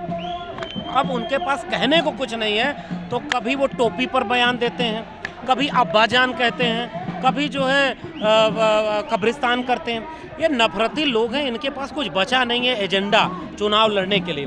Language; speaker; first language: Hindi; native; Hindi